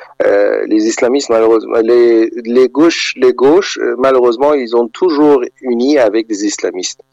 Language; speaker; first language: French; non-native, fluent; Persian